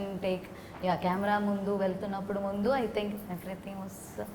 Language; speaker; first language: Telugu; non-native, learner; Malayalam